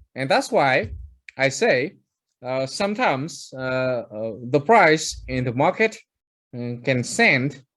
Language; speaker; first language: English; non-native, fluent; Vietnamese